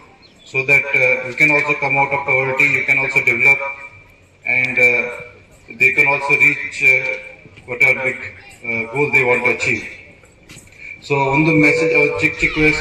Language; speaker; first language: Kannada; non-native, fluent; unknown